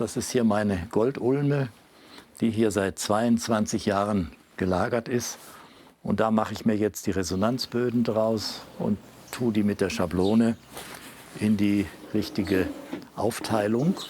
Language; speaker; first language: German; native; German